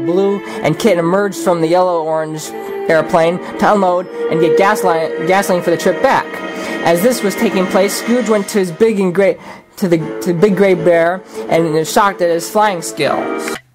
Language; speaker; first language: English; native; English